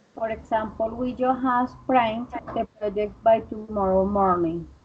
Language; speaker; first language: English; non-native, learner; Spanish